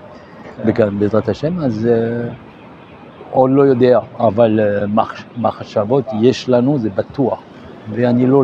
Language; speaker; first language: Hebrew; non-native, fluent; French